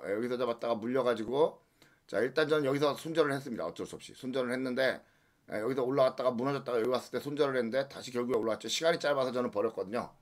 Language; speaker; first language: Korean; native; Korean